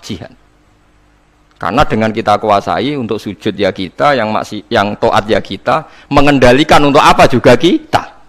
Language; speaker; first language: Indonesian; non-native, local second language; Javanese